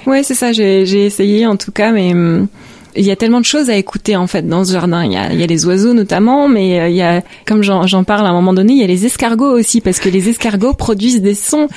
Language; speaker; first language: French; native; French